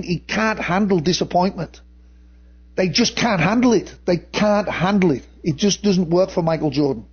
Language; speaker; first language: English; native; English